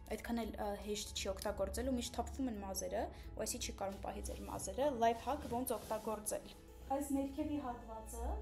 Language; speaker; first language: Armenian; early bilingual, heritage; Armenian